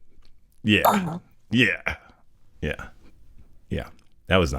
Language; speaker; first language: English; native; English